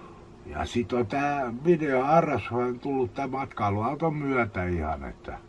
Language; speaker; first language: Finnish; native; Finnish